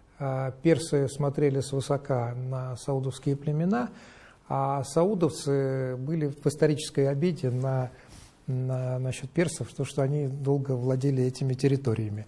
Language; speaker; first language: Russian; native; Russian